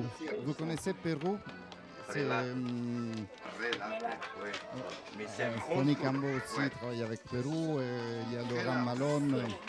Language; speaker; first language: French; non-native, fluent; Italian